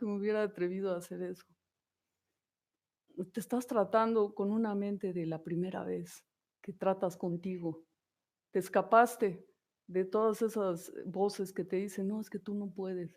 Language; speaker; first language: Spanish; native; Spanish